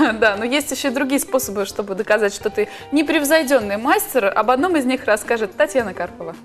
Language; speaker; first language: Russian; native; Russian